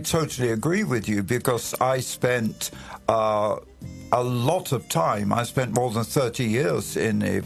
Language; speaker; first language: English; native; English